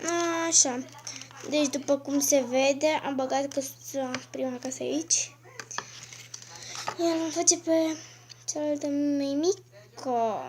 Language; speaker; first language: Romanian; native; Romanian